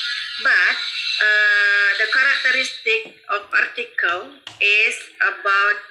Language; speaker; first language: English; non-native, fluent; Indonesian